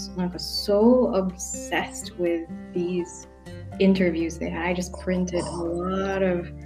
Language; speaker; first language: English; non-native, local second language; Filipino